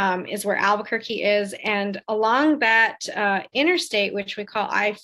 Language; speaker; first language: English; native; English